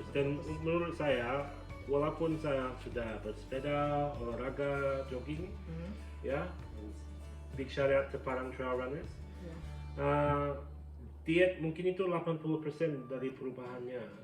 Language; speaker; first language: Indonesian; non-native, fluent; English